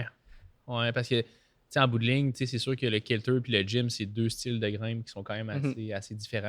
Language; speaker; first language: French; native; French